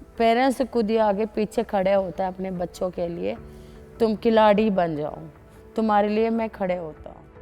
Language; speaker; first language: Hindi; non-native, local second language; Telugu